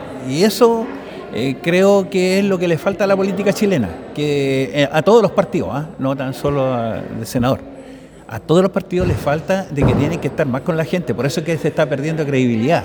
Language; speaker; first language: Spanish; native; Spanish